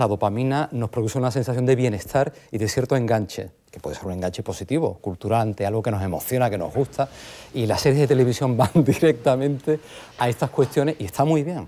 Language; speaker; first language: Spanish; native; Spanish